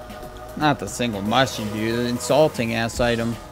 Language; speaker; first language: English; native; English